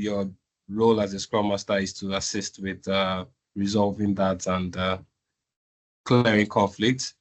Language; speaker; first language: English; non-native, local second language; Yoruba